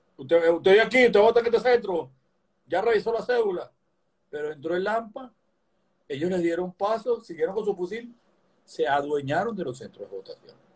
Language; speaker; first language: Spanish; native; Spanish